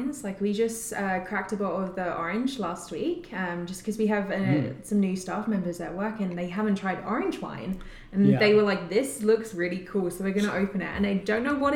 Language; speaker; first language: English; native; English